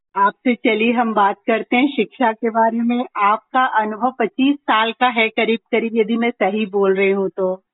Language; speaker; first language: Hindi; native; Hindi